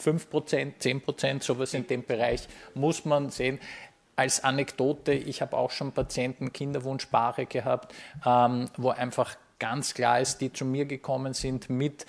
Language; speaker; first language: German; native; German